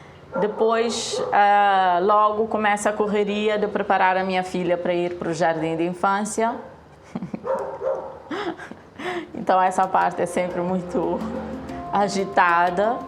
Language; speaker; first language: Portuguese; non-native, local second language; Kabuverdianu